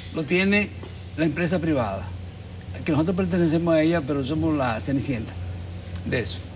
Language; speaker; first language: Spanish; native; Spanish